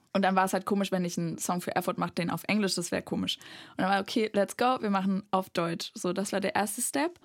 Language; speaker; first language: German; native; German